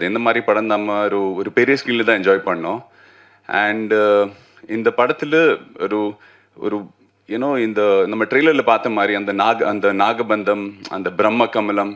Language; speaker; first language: Tamil; non-native, fluent; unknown